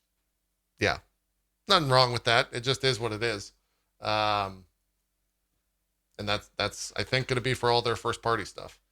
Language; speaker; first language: English; native; English